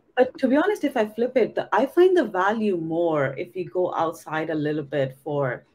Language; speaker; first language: English; non-native, local second language; Hindi